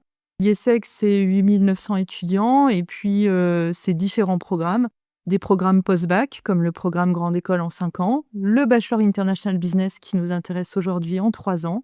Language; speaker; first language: French; native; French